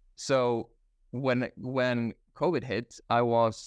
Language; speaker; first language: English; non-native, fluent; Swedish